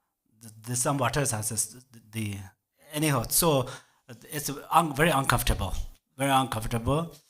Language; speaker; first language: English; non-native, learner; Tibetan